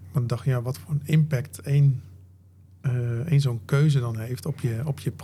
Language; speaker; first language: Dutch; native; Dutch